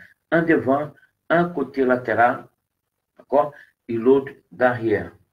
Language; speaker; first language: French; non-native, learner; Portuguese